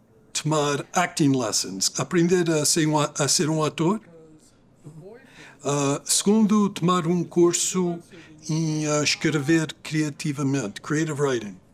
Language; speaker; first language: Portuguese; early bilingual, other home language; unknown